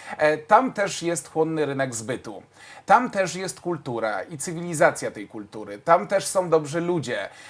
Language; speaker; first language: Polish; native; Polish